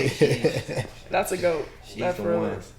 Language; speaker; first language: English; native; English